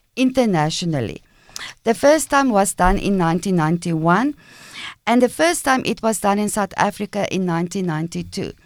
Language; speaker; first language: English; non-native, local second language; Afrikaans